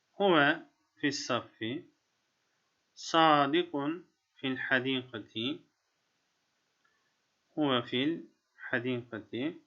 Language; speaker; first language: Arabic; non-native, fluent; Turkish